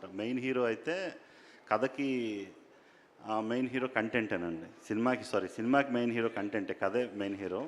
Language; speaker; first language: Telugu; native; Telugu